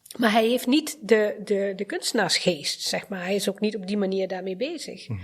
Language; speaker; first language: Dutch; early bilingual, other home language; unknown